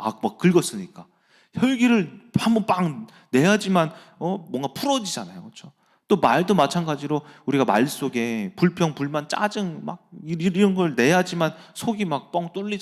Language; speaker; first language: Korean; native; Korean